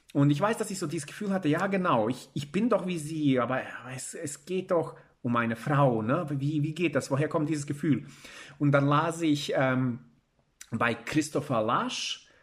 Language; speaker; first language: German; early bilingual, other home language; Bosnian